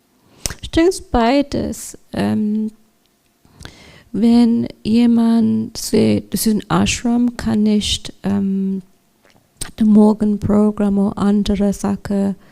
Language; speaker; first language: German; non-native, learner; English